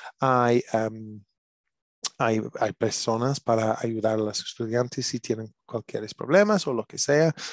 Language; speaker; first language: Spanish; non-native, learner; English